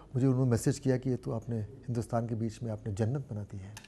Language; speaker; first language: Hindi; native; Hindi